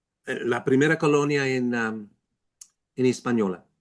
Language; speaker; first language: Spanish; non-native, fluent; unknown